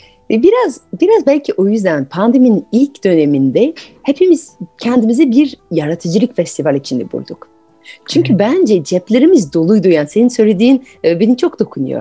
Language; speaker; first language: Turkish; non-native, fluent; French